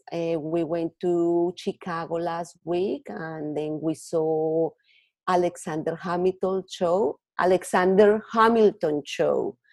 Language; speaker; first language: English; non-native, learner; Spanish